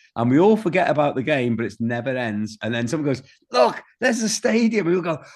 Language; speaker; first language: English; native; English